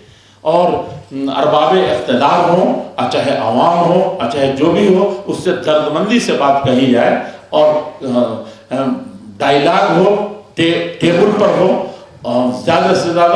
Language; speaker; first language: Urdu; native; Urdu